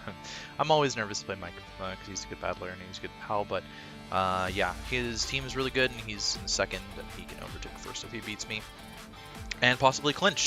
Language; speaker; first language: English; native; English